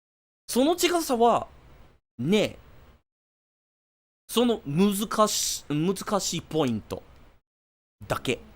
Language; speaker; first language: Japanese; non-native, learner; English